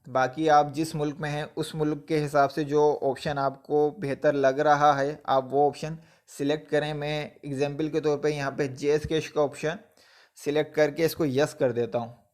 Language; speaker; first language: Hindi; non-native, local second language; Punjabi